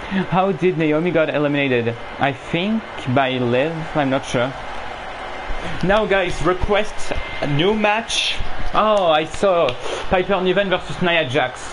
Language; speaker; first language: English; non-native, fluent; French